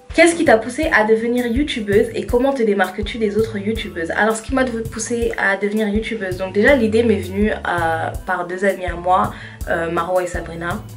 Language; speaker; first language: French; early bilingual, other home language; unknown